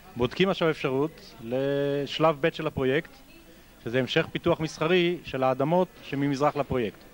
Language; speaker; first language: Hebrew; native; Hebrew